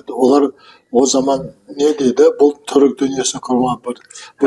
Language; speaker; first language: Turkish; non-native, learner; Kazakh